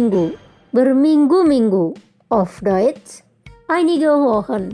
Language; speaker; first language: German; non-native, fluent; Indonesian